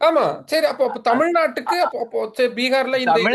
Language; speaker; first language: Tamil; native; Tamil